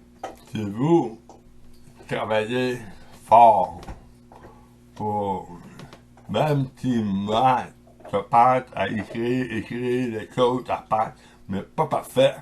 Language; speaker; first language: French; non-native, local second language; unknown